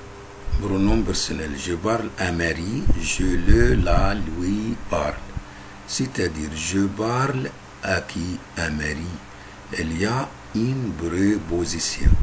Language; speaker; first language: French; non-native, fluent; Arabic